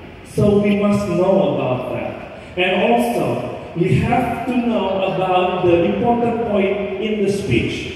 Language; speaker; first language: English; non-native, fluent; Indonesian